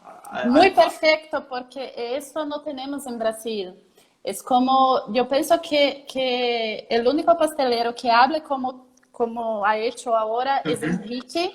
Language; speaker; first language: Spanish; non-native, learner; Portuguese